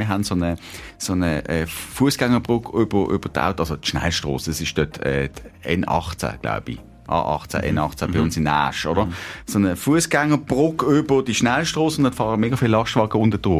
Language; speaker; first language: German; native; German